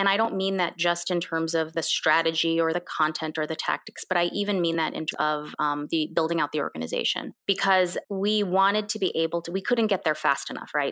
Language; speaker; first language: English; early bilingual, other home language; Korean